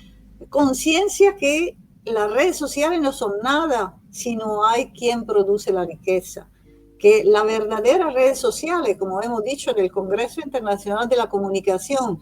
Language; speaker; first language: Spanish; non-native, fluent; Italian